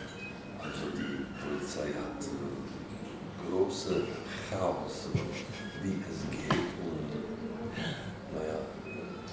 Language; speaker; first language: German; non-native, learner; Czech